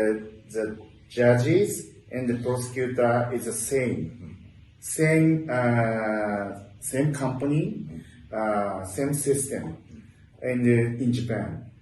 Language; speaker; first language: English; non-native, learner; Japanese